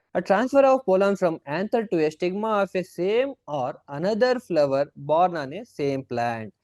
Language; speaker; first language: English; non-native, local second language; Kannada